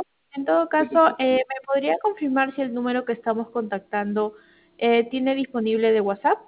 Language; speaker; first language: Spanish; native; Spanish